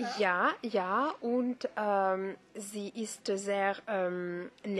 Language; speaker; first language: German; non-native, learner; French